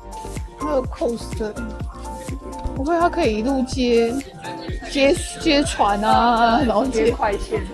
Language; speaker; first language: Chinese; native; Chinese